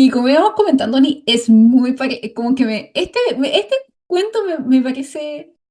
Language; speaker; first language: Spanish; native; Spanish